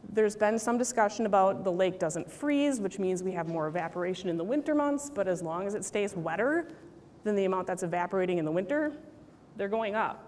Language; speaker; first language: English; native; English